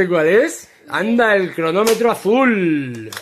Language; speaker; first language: Spanish; native; Spanish